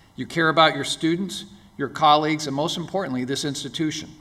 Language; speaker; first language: English; native; English